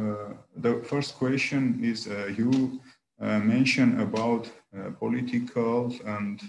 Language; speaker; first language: English; non-native, learner; Armenian